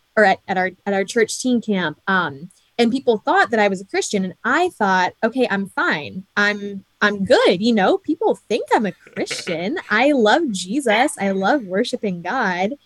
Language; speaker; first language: English; native; English